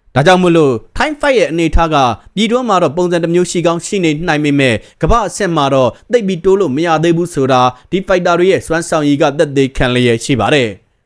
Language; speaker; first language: Burmese; native; Burmese